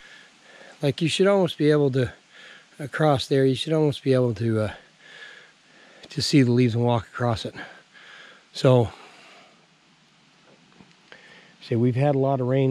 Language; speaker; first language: English; native; English